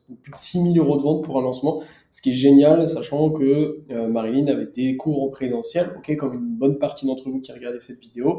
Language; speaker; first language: French; native; French